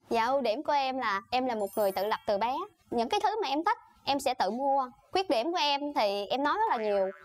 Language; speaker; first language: Vietnamese; native; Vietnamese